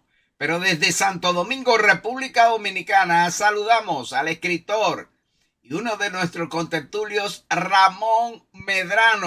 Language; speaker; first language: Spanish; native; Spanish